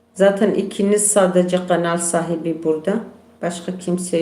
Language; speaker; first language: Turkish; non-native, local second language; Kurdish